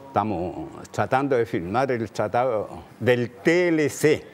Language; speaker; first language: Spanish; native; Spanish